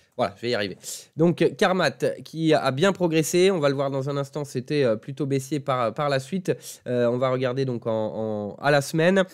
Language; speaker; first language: French; native; French